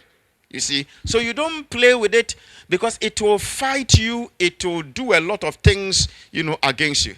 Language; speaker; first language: English; non-native, local second language; Akan